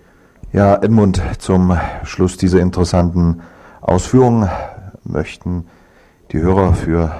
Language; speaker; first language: German; native; German